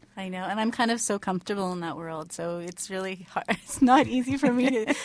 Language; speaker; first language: English; native; English